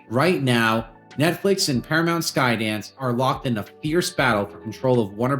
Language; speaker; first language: English; native; English